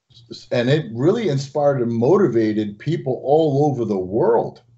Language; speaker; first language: English; native; English